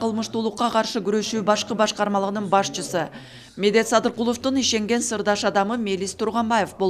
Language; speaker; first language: Kyrgyz; native; Kyrgyz